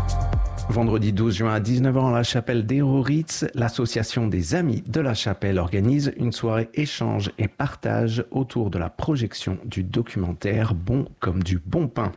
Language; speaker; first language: French; native; French